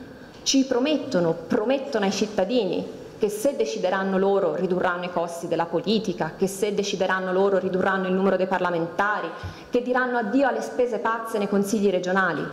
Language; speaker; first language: Italian; native; Italian